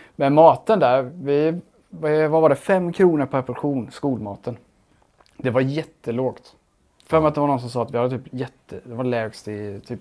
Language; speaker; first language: Swedish; early bilingual, other home language; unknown